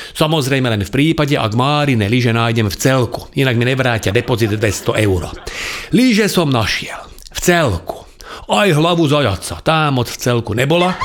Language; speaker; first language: Slovak; non-native, local second language; Hungarian